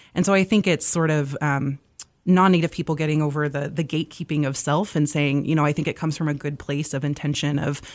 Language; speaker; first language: English; native; English